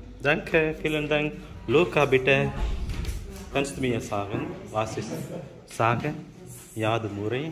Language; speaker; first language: German; non-native, learner; Tamil